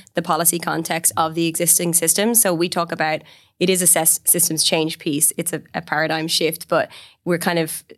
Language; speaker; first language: English; native; English